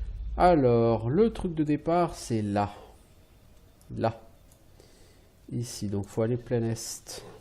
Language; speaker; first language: French; native; French